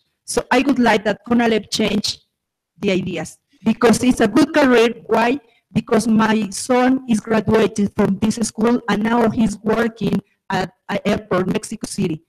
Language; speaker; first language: English; non-native, fluent; Spanish